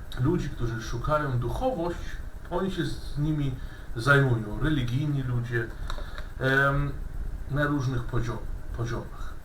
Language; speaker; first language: Polish; non-native, fluent; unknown